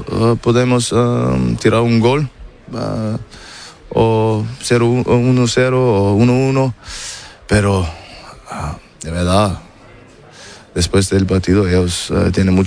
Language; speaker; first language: Spanish; non-native, learner; German